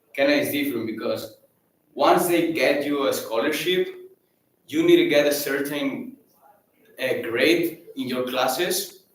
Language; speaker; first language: English; non-native, fluent; Catalan